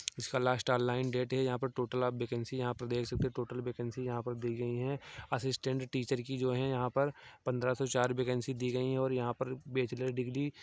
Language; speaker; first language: Hindi; native; Hindi